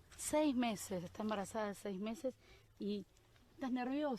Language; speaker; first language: Spanish; native; Spanish